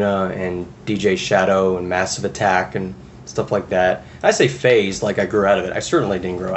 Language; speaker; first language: English; native; English